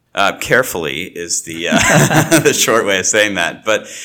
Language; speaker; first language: English; native; English